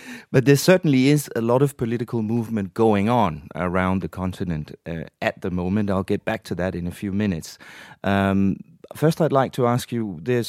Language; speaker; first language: English; non-native, fluent; Danish